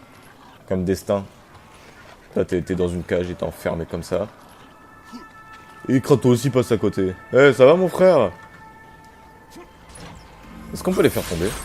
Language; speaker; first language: French; native; French